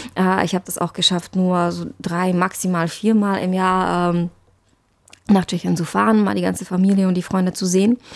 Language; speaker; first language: German; non-native, fluent; Czech